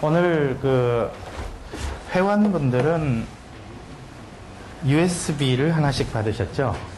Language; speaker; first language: Korean; native; Korean